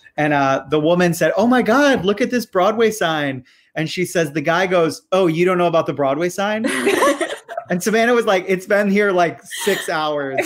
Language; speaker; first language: English; native; English